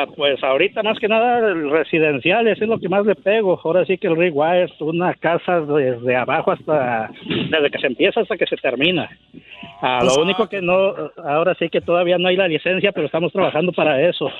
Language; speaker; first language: Spanish; native; Spanish